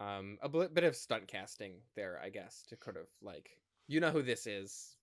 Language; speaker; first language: English; native; English